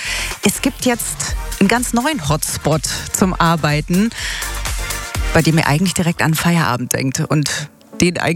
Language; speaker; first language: German; native; German